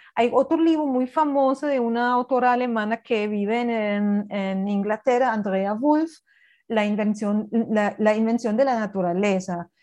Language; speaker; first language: Spanish; non-native, fluent; German